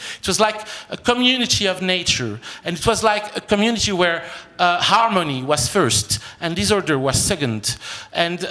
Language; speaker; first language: English; non-native, fluent; French